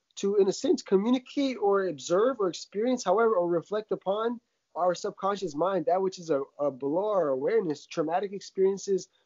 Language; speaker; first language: English; early bilingual, other home language; Russian